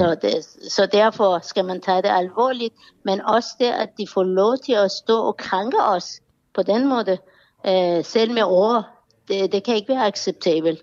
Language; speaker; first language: Danish; non-native, fluent; Persian